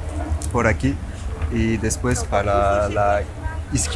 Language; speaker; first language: Spanish; non-native, learner; French